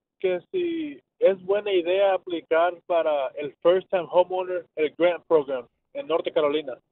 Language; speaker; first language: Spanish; early bilingual, heritage; Spanish